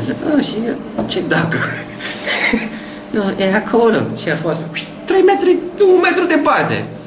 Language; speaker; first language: Romanian; non-native, learner; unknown